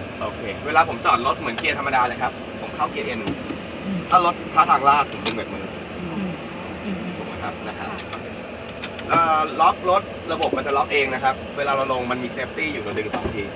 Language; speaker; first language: Thai; native; Thai